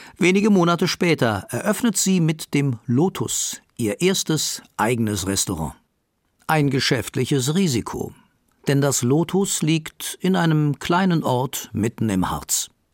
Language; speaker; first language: German; native; German